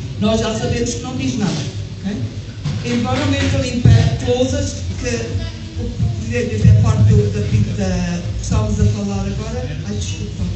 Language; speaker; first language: Portuguese; early bilingual, heritage; English